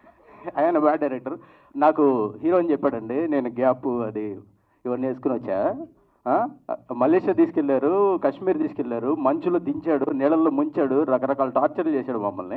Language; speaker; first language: Telugu; native; Telugu